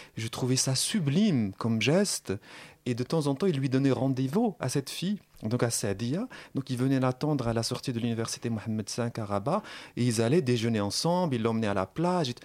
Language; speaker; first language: French; non-native, local second language; Arabic